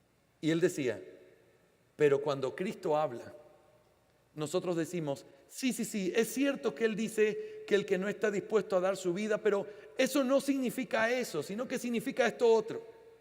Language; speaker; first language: Spanish; native; Spanish